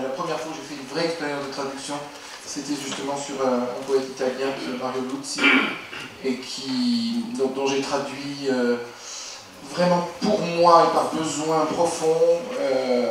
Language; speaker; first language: French; native; French